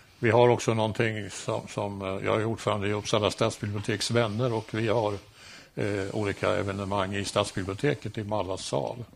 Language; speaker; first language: Swedish; native; Swedish